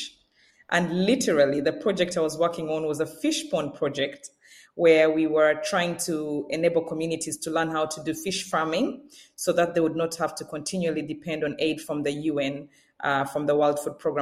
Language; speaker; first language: English; non-native, local second language; Ganda